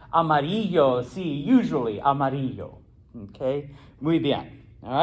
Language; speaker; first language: Spanish; non-native, fluent; English